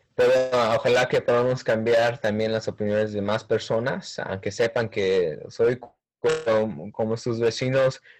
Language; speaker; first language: Spanish; early bilingual, heritage; Spanish